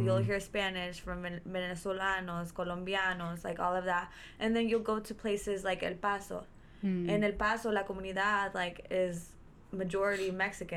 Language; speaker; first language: English; early bilingual, other home language; Spanish